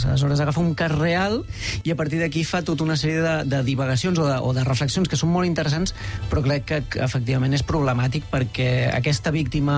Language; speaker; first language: Catalan; native; Catalan